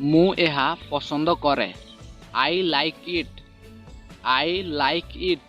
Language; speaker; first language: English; non-native, local second language; Odia